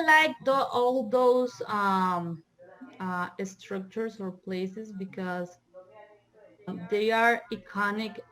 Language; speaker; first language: English; non-native, learner; Spanish